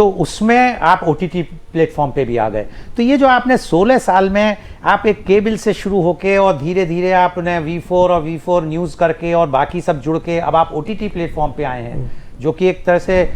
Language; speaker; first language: Hindi; native; Hindi